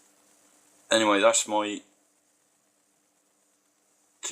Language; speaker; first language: English; native; English